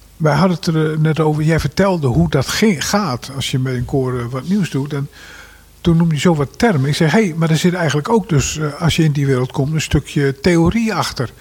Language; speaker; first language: Dutch; native; Dutch